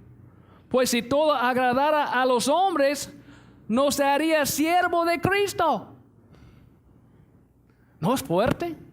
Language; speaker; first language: Spanish; non-native, fluent; English